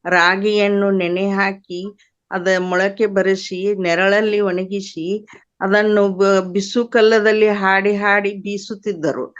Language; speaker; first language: Kannada; native; Kannada